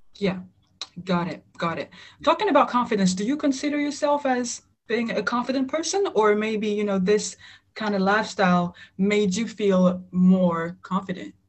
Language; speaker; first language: English; non-native, fluent; French